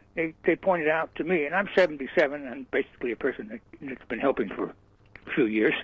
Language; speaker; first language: English; early bilingual, other home language; Norwegian